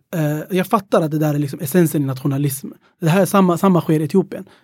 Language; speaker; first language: Swedish; early bilingual, other home language; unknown